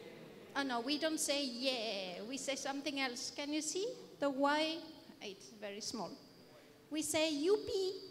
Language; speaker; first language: English; non-native, fluent; French